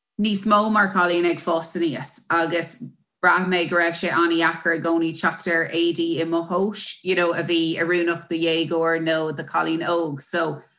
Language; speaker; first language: Irish; non-native, local second language; English